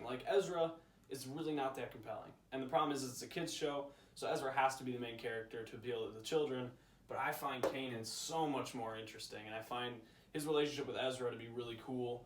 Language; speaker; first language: English; native; English